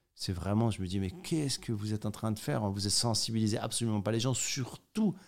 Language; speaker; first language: French; native; French